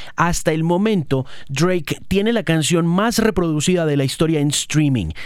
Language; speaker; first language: Spanish; native; Spanish